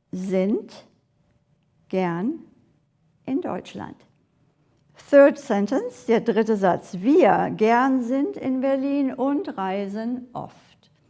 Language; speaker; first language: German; non-native, fluent; English